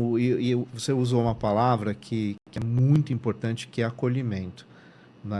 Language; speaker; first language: Portuguese; native; Portuguese